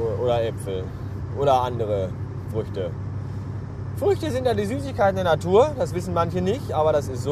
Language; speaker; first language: German; native; German